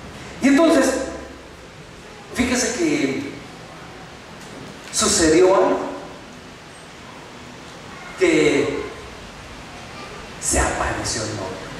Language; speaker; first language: Spanish; native; Spanish